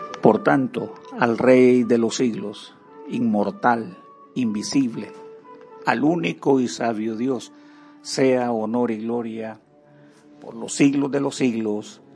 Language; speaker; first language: Spanish; native; Spanish